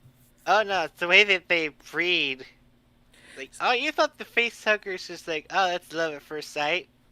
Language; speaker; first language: English; native; English